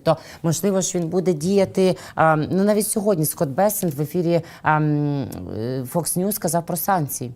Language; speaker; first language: Ukrainian; native; Ukrainian